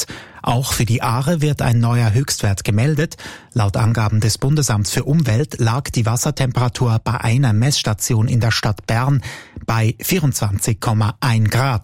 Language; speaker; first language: German; native; German